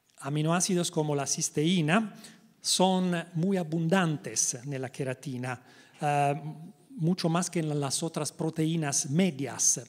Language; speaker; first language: Spanish; non-native, learner; Italian